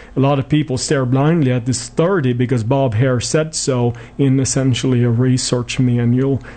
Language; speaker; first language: English; non-native, fluent; Swedish